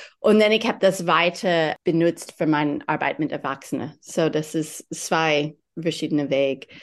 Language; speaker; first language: German; non-native, learner; English